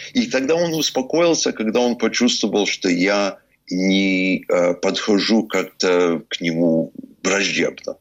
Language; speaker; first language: Russian; early bilingual, heritage; Russian